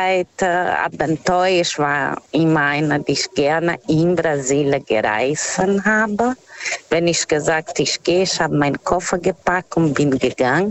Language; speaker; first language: German; non-native, fluent; Portuguese